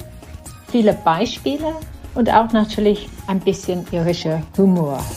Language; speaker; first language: German; non-native, fluent; English